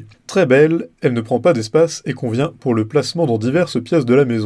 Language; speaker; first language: French; native; French